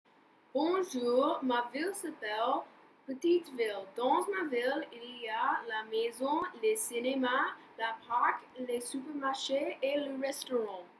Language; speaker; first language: French; non-native, learner; English